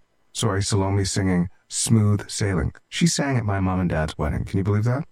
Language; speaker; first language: English; native; English